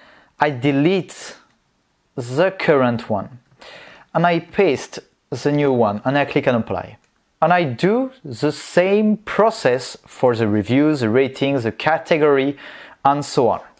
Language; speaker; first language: English; non-native, fluent; French